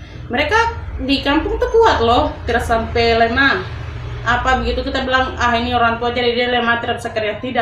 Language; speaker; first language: Indonesian; non-native, local second language; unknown